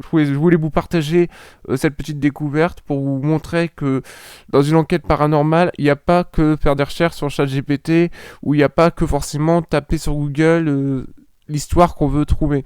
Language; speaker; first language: French; native; French